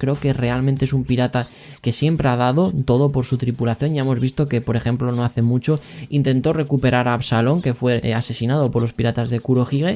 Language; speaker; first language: Spanish; native; Spanish